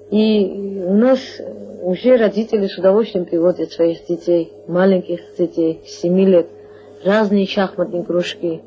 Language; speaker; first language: Russian; non-native, local second language; Georgian